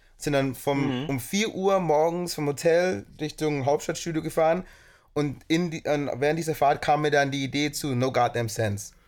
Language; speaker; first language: German; native; German